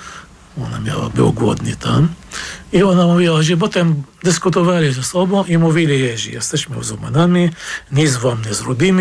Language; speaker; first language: Polish; non-native, fluent; Arabic